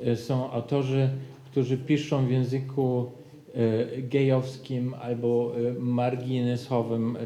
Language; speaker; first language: Polish; non-native, fluent; German